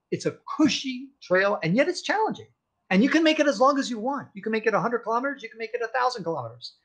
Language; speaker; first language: English; native; English